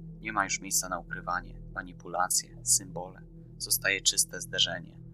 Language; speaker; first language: Polish; native; Polish